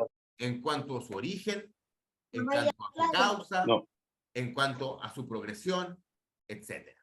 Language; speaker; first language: Spanish; native; Spanish